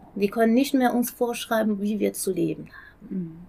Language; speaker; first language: German; non-native, fluent; Persian